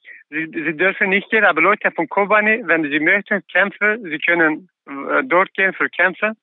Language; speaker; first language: German; non-native, learner; Kurdish